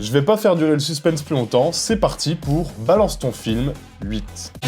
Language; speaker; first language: French; native; French